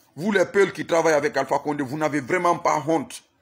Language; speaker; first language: French; non-native, local second language; Susu